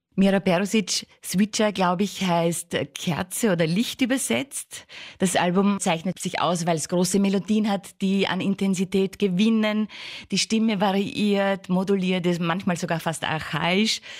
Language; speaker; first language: German; native; German